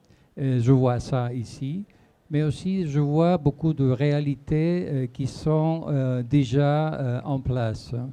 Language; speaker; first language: French; non-native, fluent; Spanish